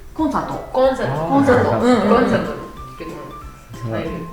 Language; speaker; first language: Japanese; non-native, learner; Spanish